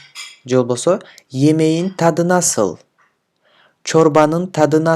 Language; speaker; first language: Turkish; non-native, fluent; Kyrgyz